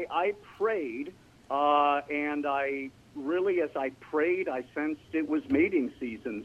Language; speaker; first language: English; native; English